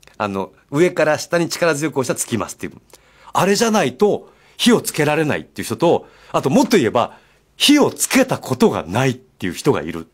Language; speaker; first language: Japanese; native; Japanese